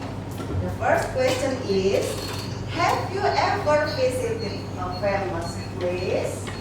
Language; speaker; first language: English; non-native, local second language; Indonesian